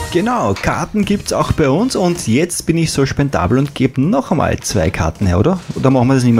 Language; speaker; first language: German; native; German